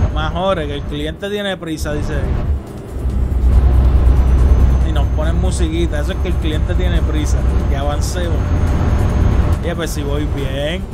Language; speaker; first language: Spanish; native; Spanish